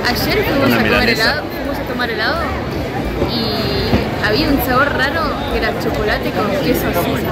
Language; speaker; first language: Spanish; non-native, fluent; French